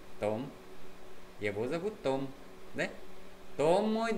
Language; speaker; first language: Russian; non-native, fluent; Vietnamese